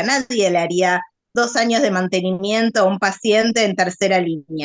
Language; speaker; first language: Spanish; native; Spanish